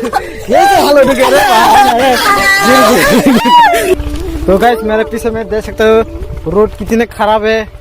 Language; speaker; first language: Hindi; non-native, local second language; Kok Borok